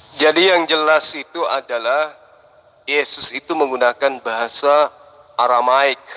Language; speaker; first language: Indonesian; non-native, local second language; Buginese